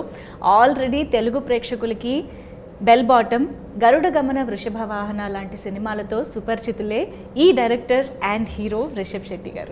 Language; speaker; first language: Telugu; native; Telugu